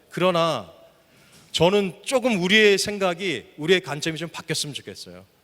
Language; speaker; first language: Korean; native; Korean